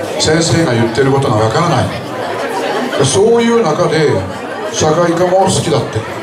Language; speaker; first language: Japanese; native; Japanese